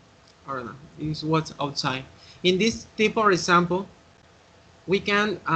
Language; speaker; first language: English; non-native, fluent; Spanish